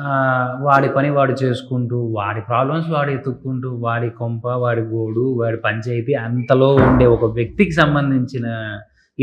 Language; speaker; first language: Telugu; native; Telugu